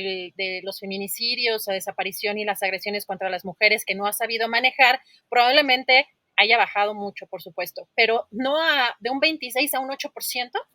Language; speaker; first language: Spanish; native; Spanish